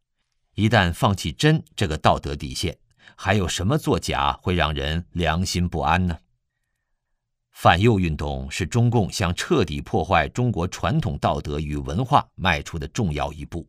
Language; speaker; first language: Chinese; native; Chinese